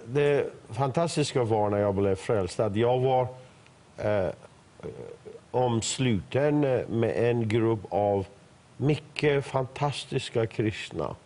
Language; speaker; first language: Swedish; non-native, fluent; Persian